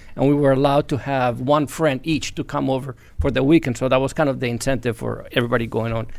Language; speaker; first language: English; non-native, fluent; Spanish